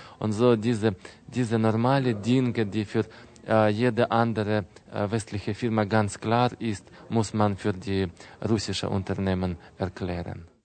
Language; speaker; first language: German; non-native, fluent; Russian